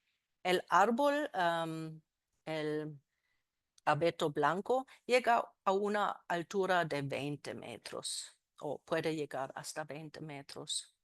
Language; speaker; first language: Spanish; non-native, fluent; German